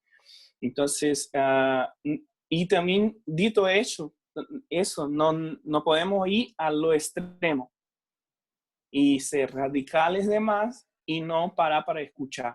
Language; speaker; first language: Spanish; non-native, fluent; Portuguese